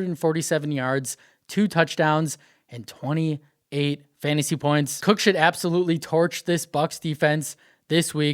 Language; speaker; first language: English; native; English